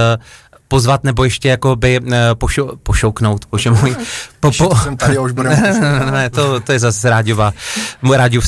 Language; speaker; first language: Czech; native; Czech